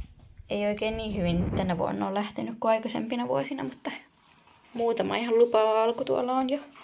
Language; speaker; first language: Finnish; native; Finnish